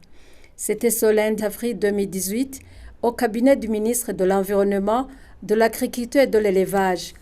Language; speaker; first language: French; non-native, local second language; Rundi